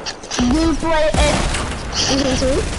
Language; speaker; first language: English; non-native, learner; Slovak